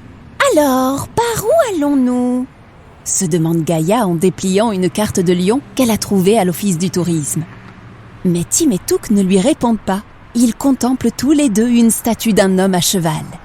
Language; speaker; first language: French; native; French